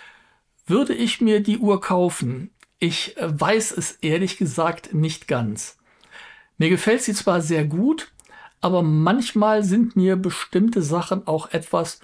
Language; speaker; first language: German; native; German